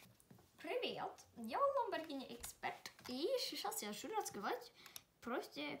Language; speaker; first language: Russian; early bilingual, heritage; Russian